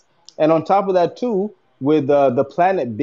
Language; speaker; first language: English; non-native, local second language; Luyia